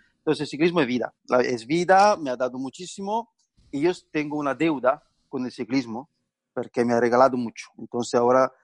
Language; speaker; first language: Spanish; non-native, fluent; Italian